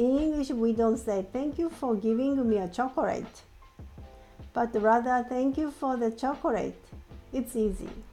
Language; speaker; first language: English; non-native, fluent; Japanese